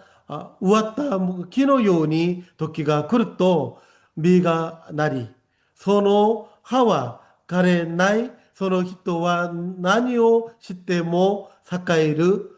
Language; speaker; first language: Japanese; non-native, fluent; Korean